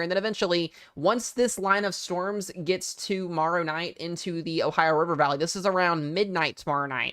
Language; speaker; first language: English; native; English